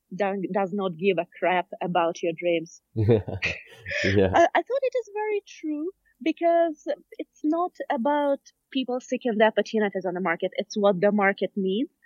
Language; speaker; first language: English; non-native, fluent; Russian